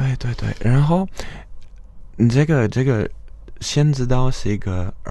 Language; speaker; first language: Chinese; non-native, fluent; French